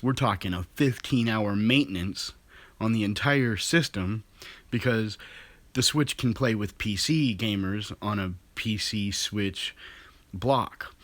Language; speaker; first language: English; native; English